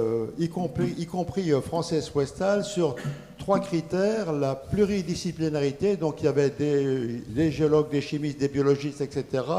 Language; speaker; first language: French; native; French